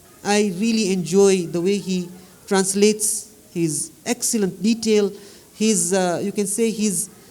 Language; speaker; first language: English; non-native, fluent; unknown